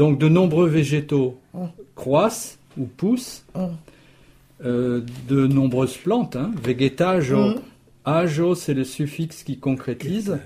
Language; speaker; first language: French; native; French